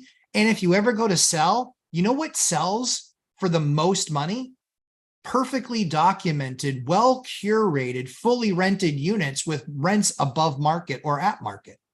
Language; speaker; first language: English; native; English